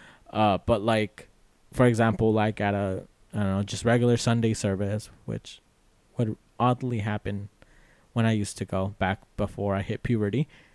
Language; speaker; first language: English; native; English